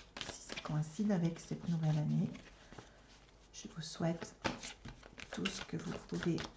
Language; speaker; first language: French; native; French